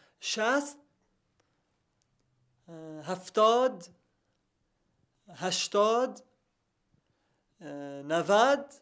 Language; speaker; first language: Persian; non-native, learner; Arabic